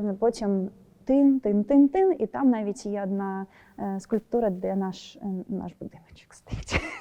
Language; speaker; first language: Ukrainian; non-native, local second language; Russian